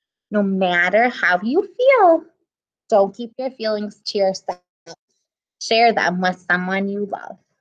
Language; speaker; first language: English; native; English